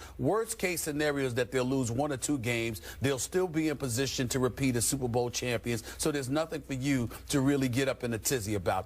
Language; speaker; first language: English; native; English